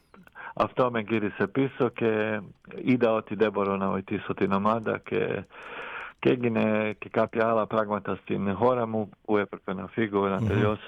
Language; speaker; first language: Greek; non-native, fluent; Croatian